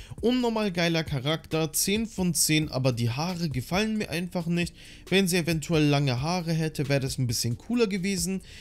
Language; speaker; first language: German; native; German